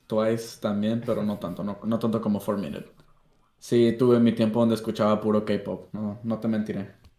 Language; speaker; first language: Spanish; native; Spanish